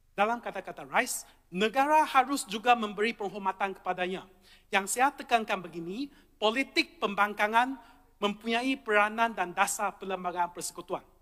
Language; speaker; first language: Malay; non-native, local second language; Chinese